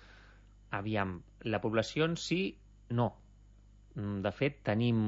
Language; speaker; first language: Catalan; native; Catalan